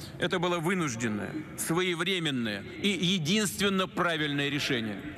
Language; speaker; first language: Russian; native; Russian